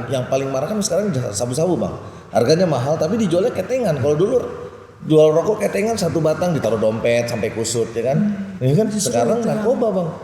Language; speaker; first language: Indonesian; native; Indonesian